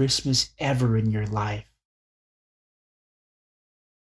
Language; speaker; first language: English; native; English